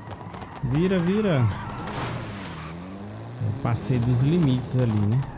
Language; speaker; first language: Portuguese; native; Portuguese